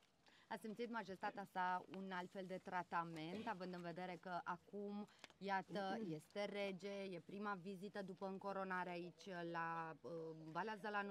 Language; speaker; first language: Romanian; native; Romanian